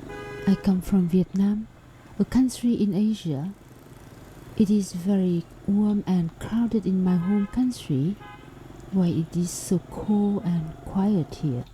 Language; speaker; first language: English; non-native, fluent; Vietnamese